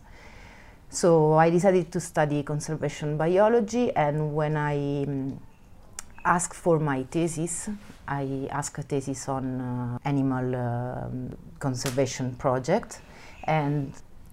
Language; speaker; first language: English; non-native, fluent; Italian